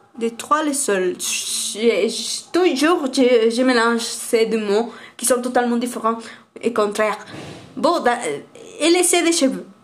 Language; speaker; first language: French; non-native, learner; Spanish